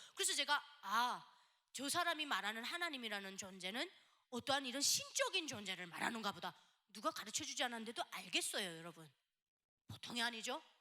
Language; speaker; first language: Korean; native; Korean